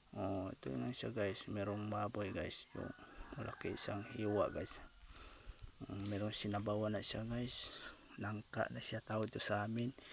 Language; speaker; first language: Filipino; non-native, local second language; Cebuano